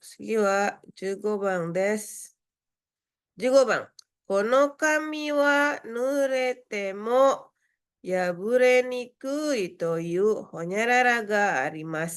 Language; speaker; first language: Japanese; non-native, fluent; Indonesian